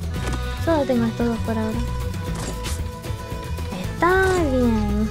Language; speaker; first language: Spanish; early bilingual, heritage; English